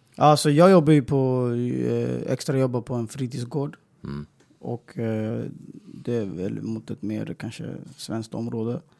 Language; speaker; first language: Swedish; early bilingual, other home language; Persian